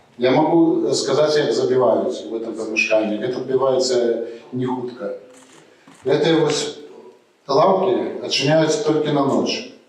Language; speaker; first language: Belarusian; non-native, local second language; Russian